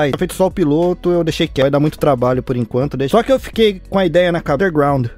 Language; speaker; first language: Portuguese; native; Portuguese